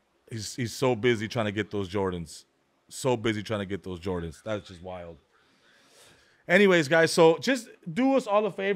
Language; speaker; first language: English; early bilingual, other home language; Spanish